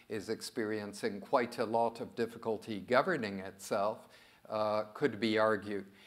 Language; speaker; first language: English; early bilingual, other home language; French